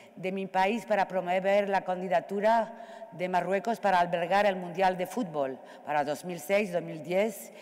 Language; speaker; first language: Spanish; non-native, fluent; Arabic